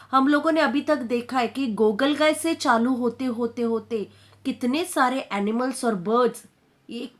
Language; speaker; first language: Hindi; non-native, local second language; Marathi